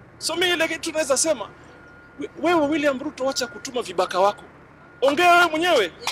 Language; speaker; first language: Swahili; native; Swahili